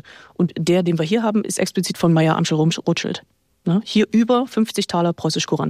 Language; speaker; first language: German; native; German